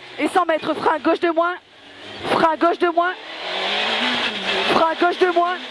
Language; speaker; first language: French; native; French